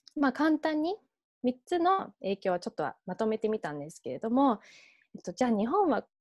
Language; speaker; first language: Japanese; early bilingual, heritage; Japanese